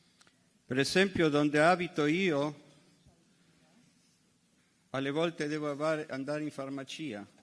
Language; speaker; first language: Italian; non-native, fluent; Hebrew